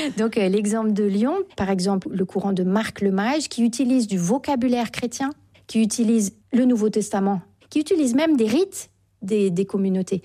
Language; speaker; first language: French; native; French